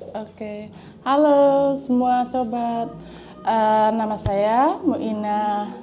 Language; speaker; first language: Indonesian; native; Indonesian